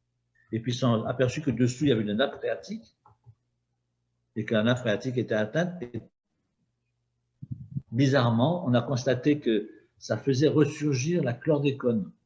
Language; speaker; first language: French; native; French